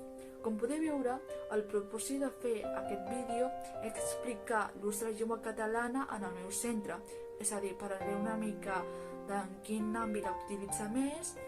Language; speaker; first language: Catalan; early bilingual, other home language; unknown